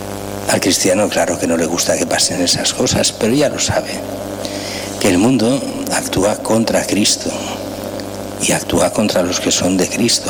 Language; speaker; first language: Spanish; native; Spanish